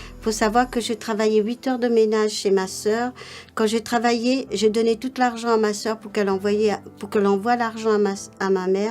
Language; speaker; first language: French; non-native, local second language; Morisyen